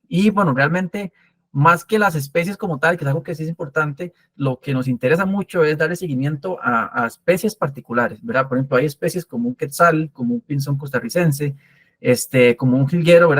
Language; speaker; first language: Spanish; native; Spanish